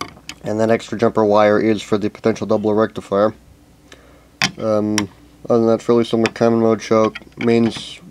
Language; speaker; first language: English; native; English